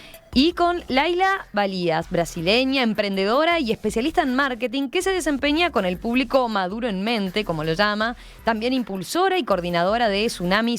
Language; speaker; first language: Spanish; native; Spanish